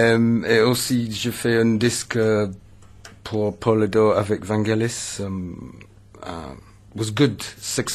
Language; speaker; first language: French; non-native, learner; English